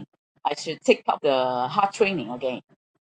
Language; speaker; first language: English; non-native, local second language; Cantonese